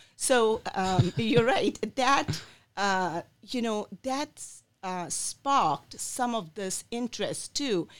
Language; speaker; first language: English; non-native, local second language; Bangla